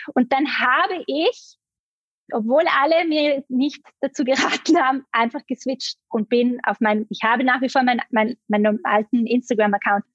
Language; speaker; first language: German; native; German